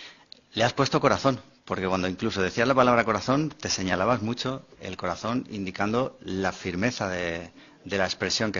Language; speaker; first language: Spanish; native; Spanish